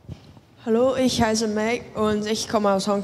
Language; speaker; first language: German; non-native, learner; Cantonese